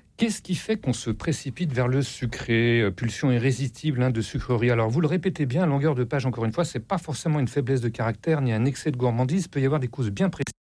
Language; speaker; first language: French; native; French